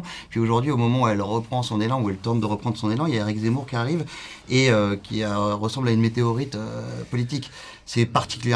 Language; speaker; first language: French; native; French